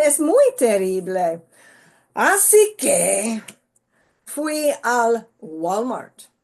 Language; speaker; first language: Spanish; non-native, learner; English